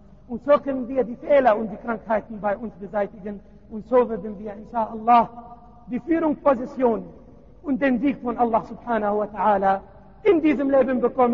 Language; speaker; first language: German; non-native, learner; Arabic